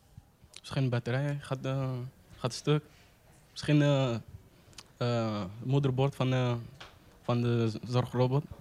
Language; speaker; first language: Dutch; non-native, learner; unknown